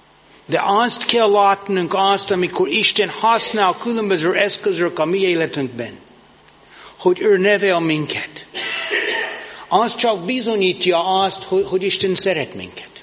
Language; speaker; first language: Hungarian; non-native, learner; English